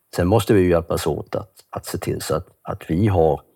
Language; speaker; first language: Swedish; native; Swedish